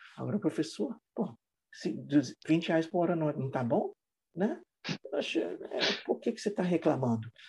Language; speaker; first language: Portuguese; non-native, fluent; English